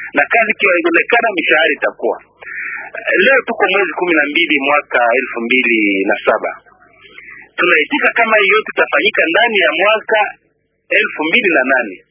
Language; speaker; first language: Swahili; non-native, local second language; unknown